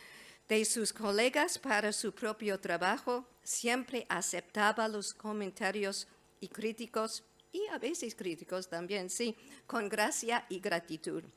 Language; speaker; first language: Spanish; non-native, fluent; English